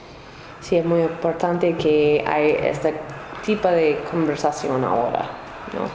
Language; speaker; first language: Spanish; non-native, learner; English